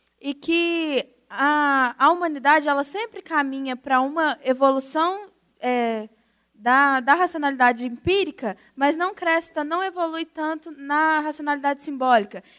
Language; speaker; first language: Portuguese; native; Portuguese